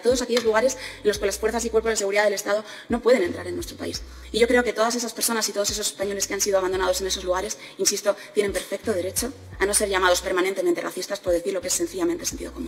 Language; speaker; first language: Spanish; native; Spanish